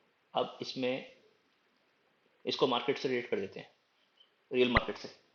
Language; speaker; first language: Hindi; native; Hindi